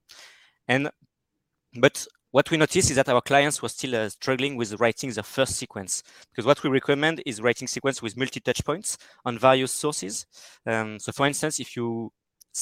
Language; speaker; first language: English; non-native, fluent; French